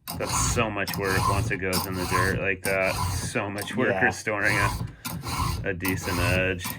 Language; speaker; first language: English; native; English